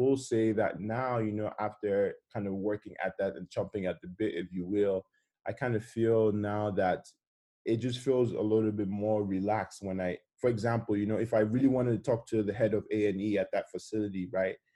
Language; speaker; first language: English; non-native, local second language; Yoruba